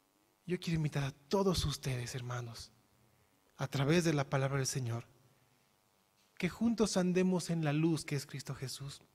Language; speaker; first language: Spanish; native; Spanish